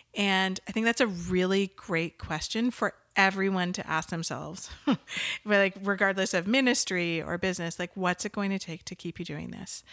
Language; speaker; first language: English; native; English